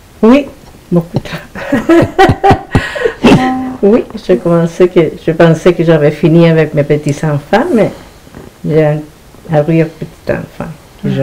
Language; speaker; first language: French; non-native, fluent; Spanish